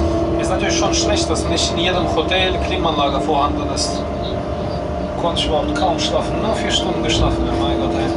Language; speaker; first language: German; non-native, fluent; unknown